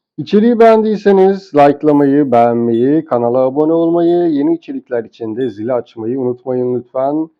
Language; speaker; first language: Turkish; native; Turkish